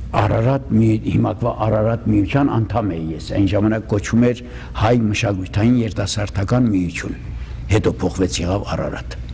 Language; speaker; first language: Armenian; early bilingual, heritage; Armenian